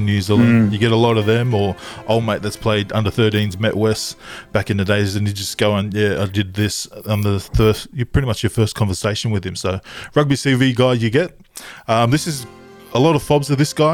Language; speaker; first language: English; non-native, local second language; Tongan